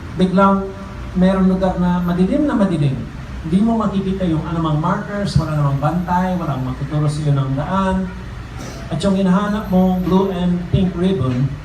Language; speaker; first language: Filipino; non-native, fluent; English